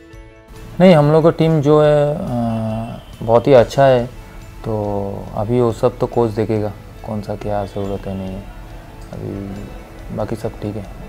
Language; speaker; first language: Hindi; non-native, local second language; Bangla